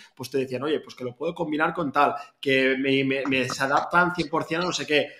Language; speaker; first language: Spanish; native; Spanish